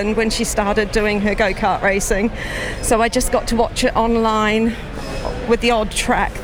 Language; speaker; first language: English; native; English